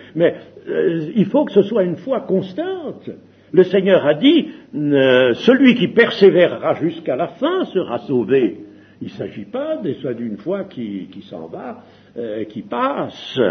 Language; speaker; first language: French; native; French